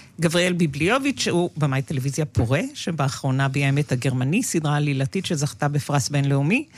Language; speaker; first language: Hebrew; native; Hebrew